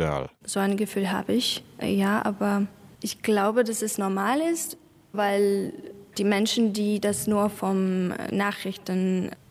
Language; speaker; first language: German; non-native, fluent; Ukrainian